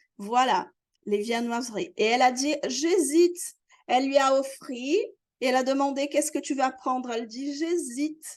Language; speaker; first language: French; non-native, fluent; Portuguese